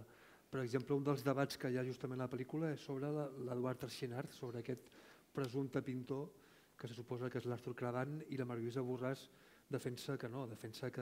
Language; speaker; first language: Catalan; native; Catalan